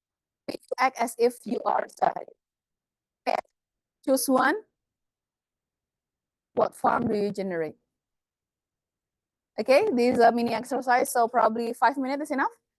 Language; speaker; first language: English; non-native, fluent; Indonesian